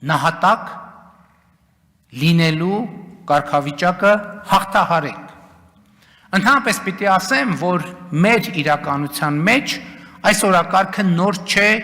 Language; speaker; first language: Armenian; native; Armenian